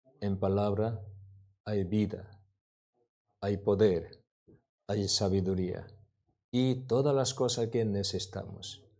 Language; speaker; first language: Spanish; non-native, learner; Korean